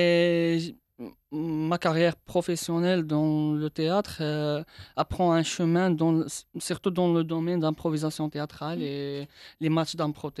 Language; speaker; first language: French; non-native, local second language; Arabic